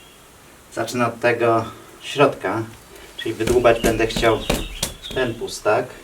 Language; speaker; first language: Polish; native; Polish